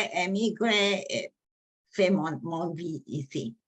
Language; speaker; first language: French; non-native, learner; English